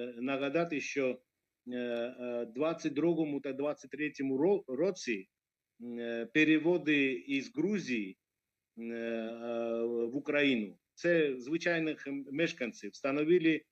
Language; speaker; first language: Ukrainian; non-native, fluent; Georgian